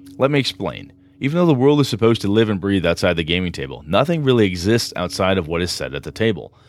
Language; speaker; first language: English; native; English